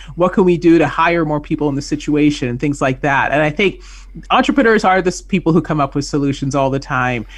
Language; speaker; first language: English; native; English